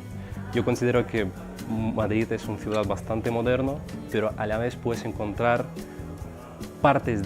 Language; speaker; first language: Spanish; non-native, fluent; Russian